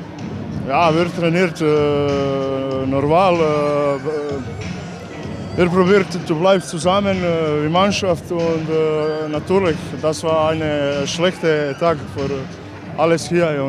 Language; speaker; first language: German; non-native, learner; Croatian